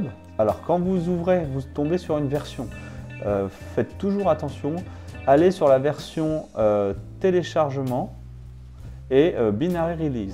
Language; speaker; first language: French; native; French